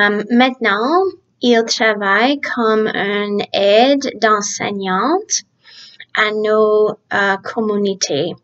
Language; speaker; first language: French; early bilingual, other home language; Czech